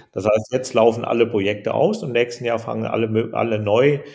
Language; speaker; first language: German; native; German